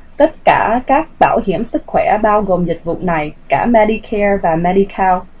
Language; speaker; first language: Vietnamese; early bilingual, heritage; Vietnamese